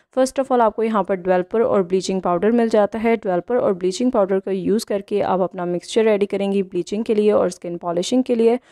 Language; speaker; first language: Hindi; native; Hindi